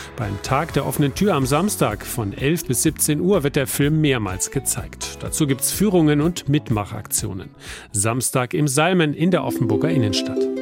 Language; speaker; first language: German; native; German